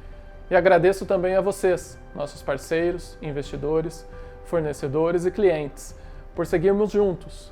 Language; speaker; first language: Portuguese; native; Portuguese